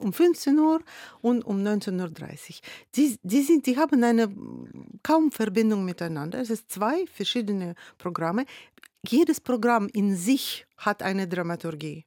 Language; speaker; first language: German; non-native, fluent; Russian